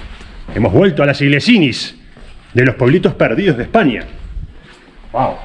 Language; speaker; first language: Spanish; native; Spanish